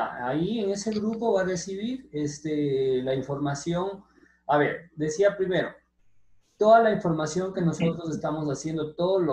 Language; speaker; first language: Spanish; native; Spanish